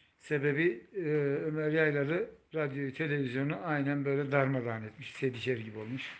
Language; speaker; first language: Turkish; native; Turkish